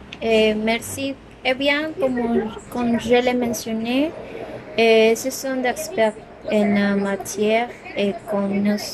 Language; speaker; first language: French; non-native, learner; Spanish